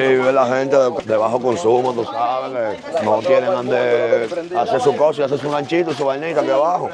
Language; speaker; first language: Spanish; native; Spanish